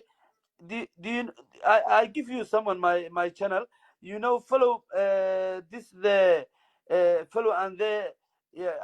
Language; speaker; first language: English; non-native, learner; Somali